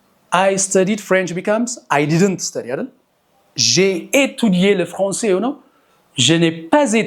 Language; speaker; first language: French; non-native, fluent; Amharic